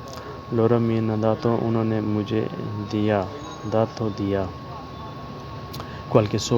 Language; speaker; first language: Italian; non-native, learner; Urdu